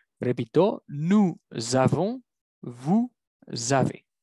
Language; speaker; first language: French; non-native, fluent; Spanish